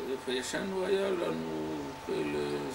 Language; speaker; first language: Hebrew; non-native, fluent; Hungarian